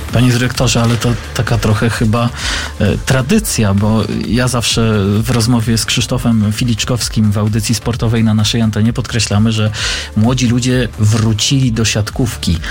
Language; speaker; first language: Polish; native; Polish